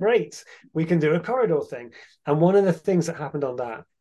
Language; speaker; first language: English; native; English